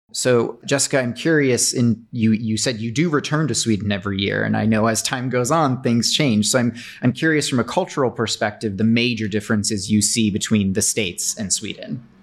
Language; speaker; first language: English; native; English